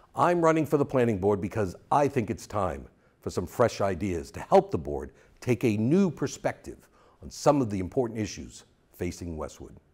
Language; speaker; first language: English; native; English